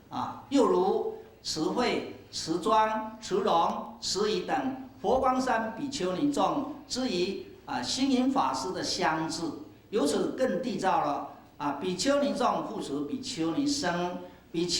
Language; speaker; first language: Chinese; native; Chinese